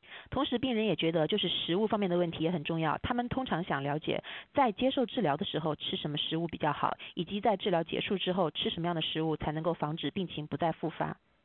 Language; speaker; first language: Chinese; native; Chinese